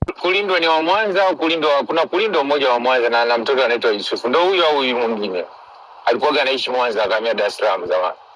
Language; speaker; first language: Swahili; non-native, local second language; Sukuma